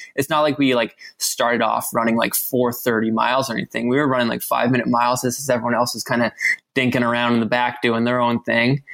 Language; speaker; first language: English; native; English